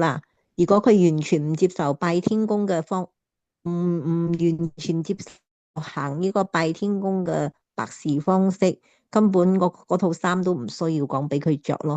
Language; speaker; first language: Cantonese; native; Cantonese